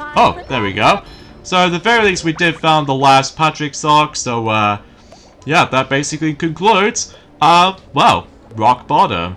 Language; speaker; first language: English; native; English